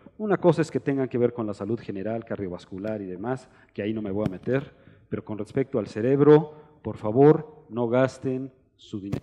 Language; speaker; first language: Spanish; native; Spanish